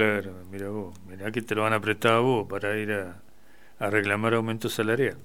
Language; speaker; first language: Spanish; native; Spanish